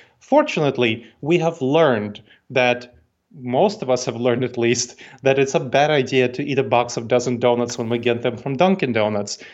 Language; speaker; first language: English; early bilingual, other home language; Russian